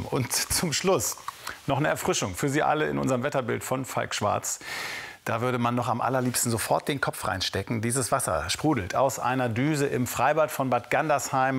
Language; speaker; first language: German; native; German